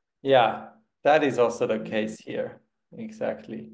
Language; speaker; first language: English; non-native, fluent; German